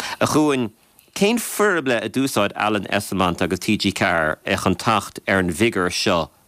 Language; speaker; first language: Irish; native; Irish